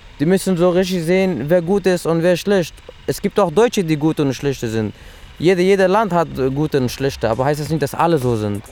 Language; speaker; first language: German; early bilingual, other home language; Persian